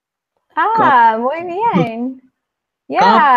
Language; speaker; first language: Spanish; non-native, fluent; English